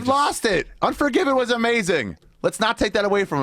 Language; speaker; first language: English; native; English